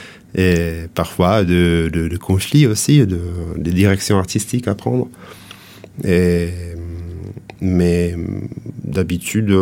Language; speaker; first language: French; non-native, fluent; Italian